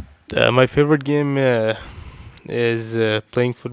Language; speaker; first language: English; non-native, learner; Urdu